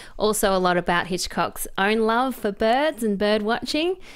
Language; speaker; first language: English; native; English